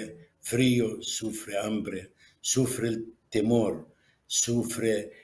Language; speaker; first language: Spanish; non-native, fluent; Arabic